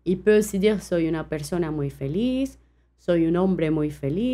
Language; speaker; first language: Spanish; non-native, fluent; French